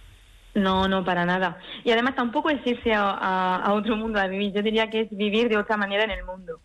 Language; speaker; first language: Spanish; early bilingual, heritage; French